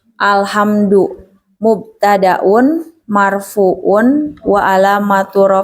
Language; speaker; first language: Arabic; non-native, learner; Indonesian